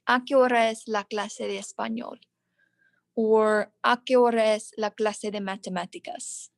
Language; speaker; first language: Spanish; non-native, learner; English